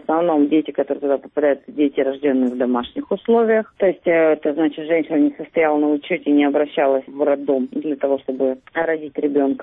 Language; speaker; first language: Russian; native; Russian